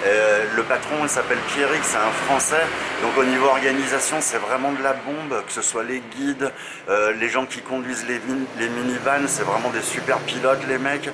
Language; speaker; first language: French; native; French